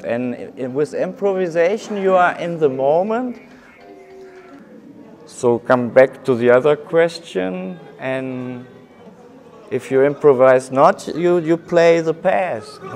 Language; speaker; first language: English; non-native, fluent; German